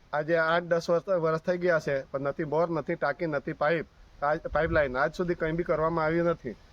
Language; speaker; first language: Gujarati; native; Gujarati